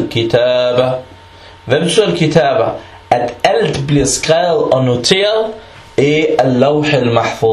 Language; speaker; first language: Danish; early bilingual, other home language; Arabic